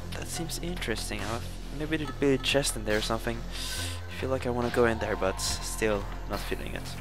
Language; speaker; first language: English; non-native, fluent; Swedish